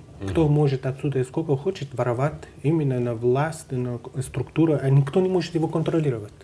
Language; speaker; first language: Russian; non-native, fluent; Persian